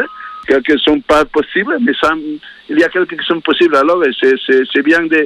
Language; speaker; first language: French; non-native, learner; Spanish